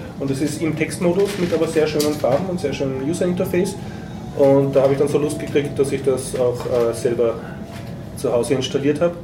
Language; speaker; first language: German; native; German